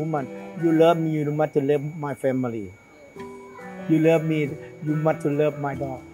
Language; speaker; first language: English; non-native, learner; Thai